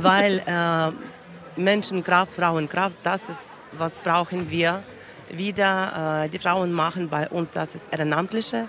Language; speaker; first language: German; non-native, learner; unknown